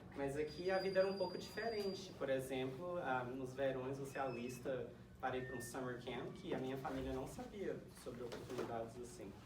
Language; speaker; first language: Portuguese; early bilingual, heritage; Portuguese